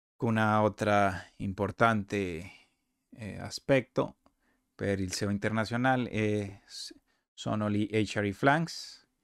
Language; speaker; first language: Italian; non-native, learner; Spanish